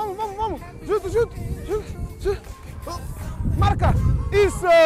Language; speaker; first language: Portuguese; non-native, learner; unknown